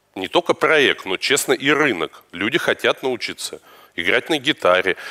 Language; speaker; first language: Russian; native; Russian